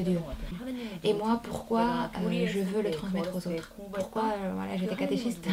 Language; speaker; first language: French; non-native, fluent; Korean